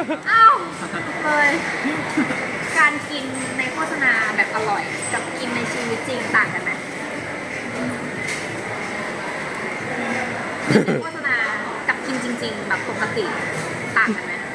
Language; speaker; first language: Thai; native; Thai